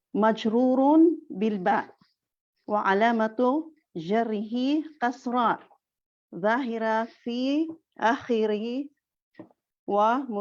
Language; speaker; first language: Arabic; non-native, learner; Filipino